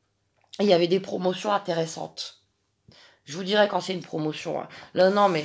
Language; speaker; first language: French; native; French